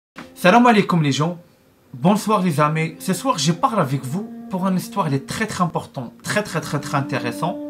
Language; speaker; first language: French; non-native, learner; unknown